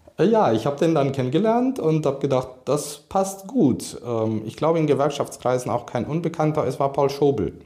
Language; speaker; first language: German; early bilingual, other home language; Hungarian